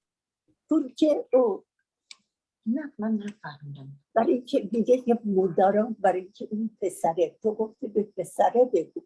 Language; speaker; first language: Portuguese; non-native, learner; Persian